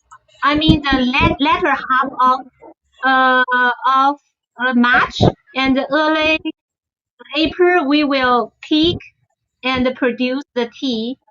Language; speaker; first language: English; non-native, fluent; Chinese